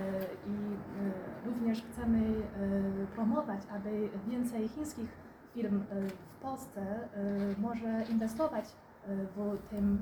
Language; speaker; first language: Polish; non-native, fluent; Chinese